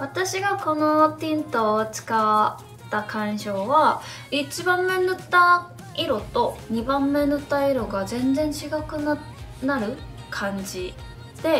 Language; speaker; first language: Japanese; non-native, fluent; Korean